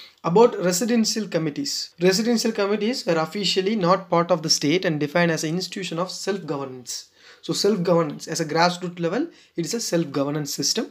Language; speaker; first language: English; non-native, local second language; Tamil